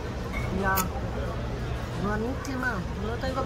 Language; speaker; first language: Spanish; non-native, fluent; Romanian